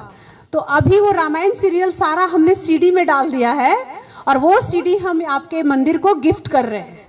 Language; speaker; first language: Hindi; native; Hindi